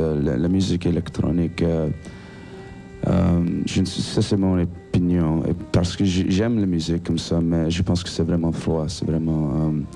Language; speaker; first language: French; non-native, local second language; English